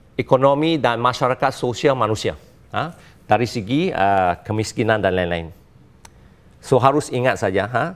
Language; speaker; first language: Malay; non-native, local second language; Chinese